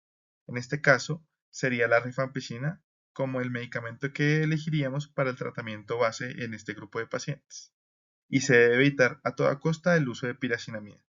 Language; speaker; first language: Spanish; native; Spanish